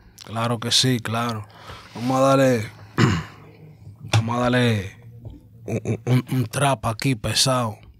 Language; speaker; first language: Spanish; early bilingual, heritage; Spanish